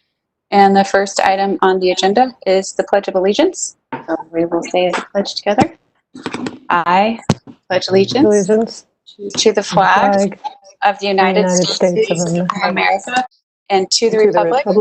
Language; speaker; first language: English; native; English